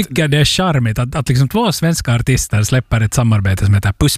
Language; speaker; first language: Swedish; native; Swedish